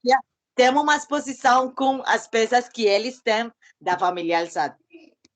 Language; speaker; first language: Portuguese; non-native, learner; Spanish